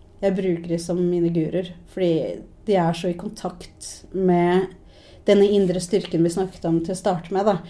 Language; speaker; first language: Norwegian; early bilingual, other home language; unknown